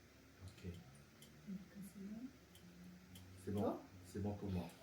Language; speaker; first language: French; native; French